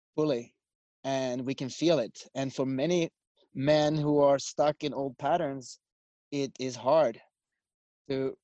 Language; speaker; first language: English; non-native, fluent; Swedish